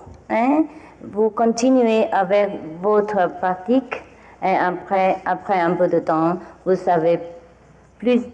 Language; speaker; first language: French; non-native, fluent; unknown